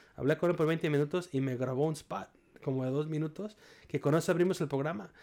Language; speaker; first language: Spanish; native; Spanish